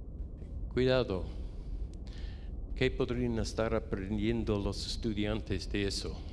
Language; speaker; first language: Spanish; non-native, fluent; English